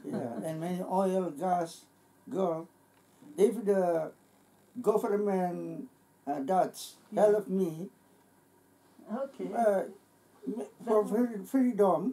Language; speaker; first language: English; non-native, learner; Indonesian